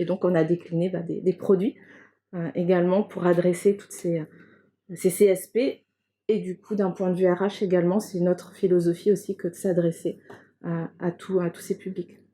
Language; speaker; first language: French; native; French